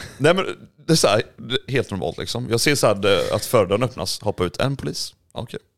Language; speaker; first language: Swedish; native; Swedish